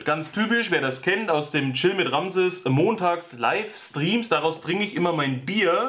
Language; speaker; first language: German; native; German